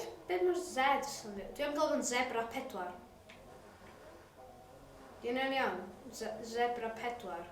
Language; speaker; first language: Welsh; non-native, local second language; English